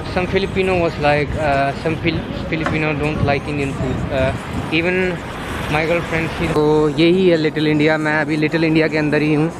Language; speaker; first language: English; non-native, local second language; Hindi